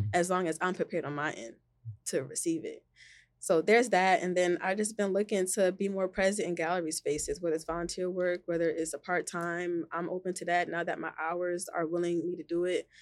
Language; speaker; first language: English; native; English